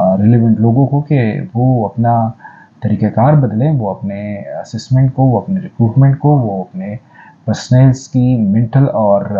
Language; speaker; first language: Urdu; non-native, local second language; Pashto